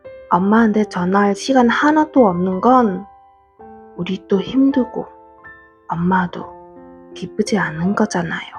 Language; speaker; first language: Korean; non-native, fluent; Vietnamese